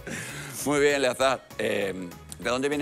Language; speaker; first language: Spanish; native; Spanish